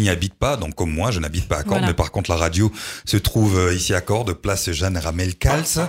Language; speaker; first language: French; native; French